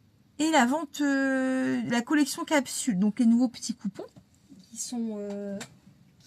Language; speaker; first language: French; native; French